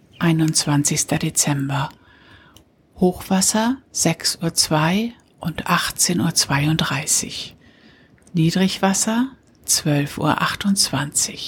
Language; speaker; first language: German; native; German